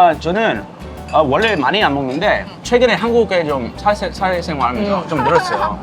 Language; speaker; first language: Korean; non-native, fluent; English